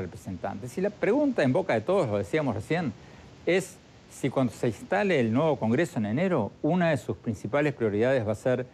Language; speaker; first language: Spanish; native; Spanish